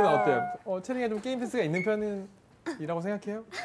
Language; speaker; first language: Korean; native; Korean